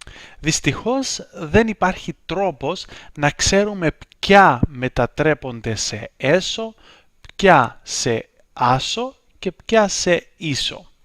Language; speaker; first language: Greek; native; Greek